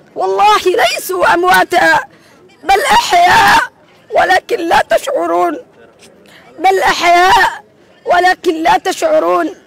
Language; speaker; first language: Arabic; non-native, local second language; Somali